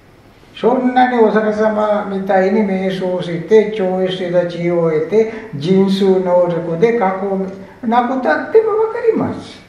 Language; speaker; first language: Japanese; non-native, fluent; Sinhala